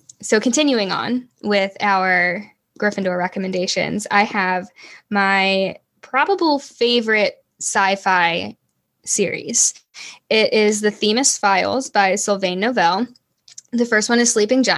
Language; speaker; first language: English; native; English